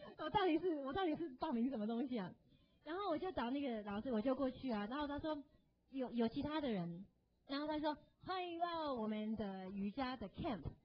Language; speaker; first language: Chinese; non-native, fluent; English